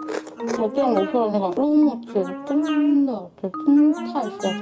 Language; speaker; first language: Chinese; non-native, learner; Korean